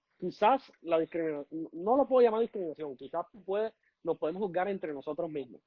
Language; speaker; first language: Spanish; native; Spanish